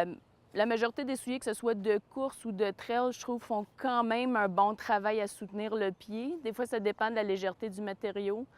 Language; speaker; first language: French; native; French